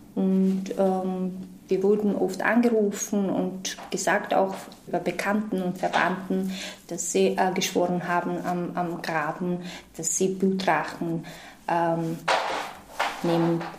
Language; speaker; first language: German; non-native, fluent; Georgian